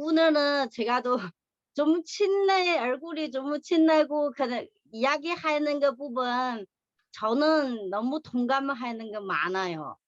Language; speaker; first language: Korean; non-native, learner; Chinese